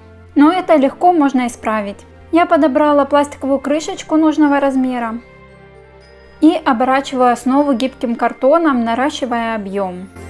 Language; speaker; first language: Russian; native; Russian